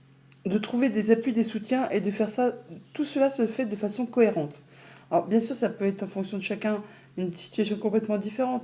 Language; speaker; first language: French; native; French